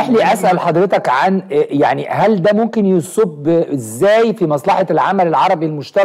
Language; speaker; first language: Arabic; native; Arabic